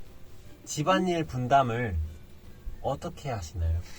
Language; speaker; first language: Korean; native; Korean